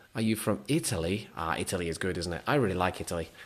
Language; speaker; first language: English; native; English